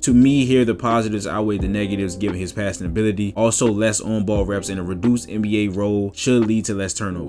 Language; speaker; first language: English; native; English